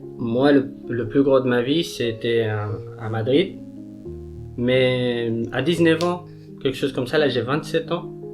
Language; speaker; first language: French; non-native, fluent; Spanish